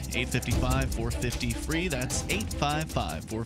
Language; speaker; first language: English; native; English